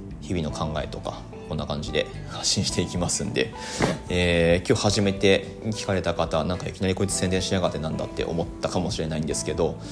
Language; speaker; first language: Japanese; native; Japanese